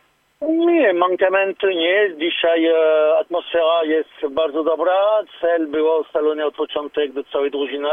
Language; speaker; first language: Polish; non-native, learner; French